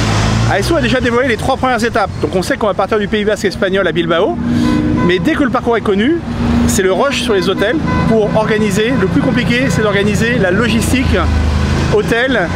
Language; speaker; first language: French; native; French